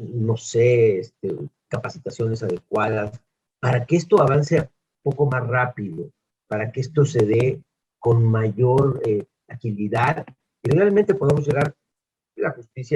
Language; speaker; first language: Spanish; native; Spanish